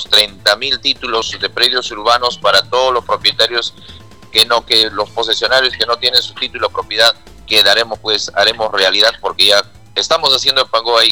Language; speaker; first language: Spanish; native; Spanish